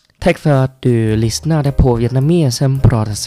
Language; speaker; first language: Swedish; non-native, learner; Vietnamese